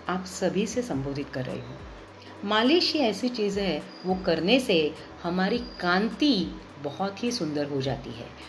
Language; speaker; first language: Hindi; non-native, local second language; Marathi